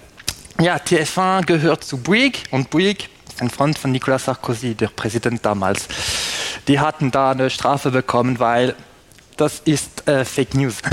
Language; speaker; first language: German; non-native, fluent; French